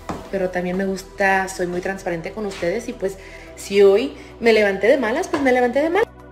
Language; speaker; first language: Spanish; early bilingual, other home language; English